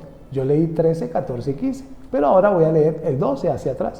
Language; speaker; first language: Spanish; native; Spanish